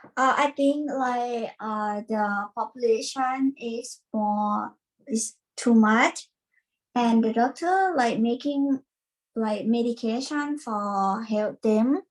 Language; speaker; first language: English; non-native, learner; Thai